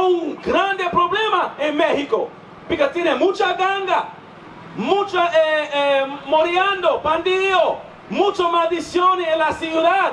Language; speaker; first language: Spanish; non-native, learner; English